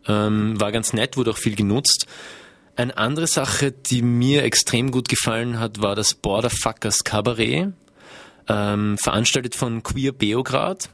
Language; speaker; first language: German; native; German